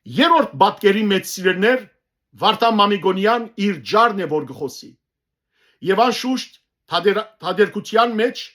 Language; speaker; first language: Armenian; native; Armenian